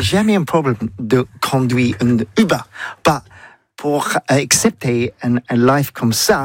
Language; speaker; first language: French; non-native, learner; English